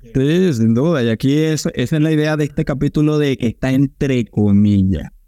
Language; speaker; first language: Spanish; native; Spanish